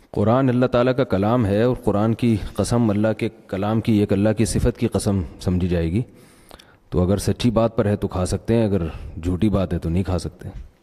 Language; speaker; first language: Urdu; native; Urdu